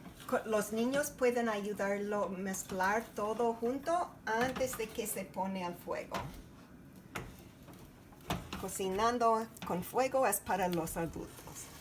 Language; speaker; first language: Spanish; non-native, learner; English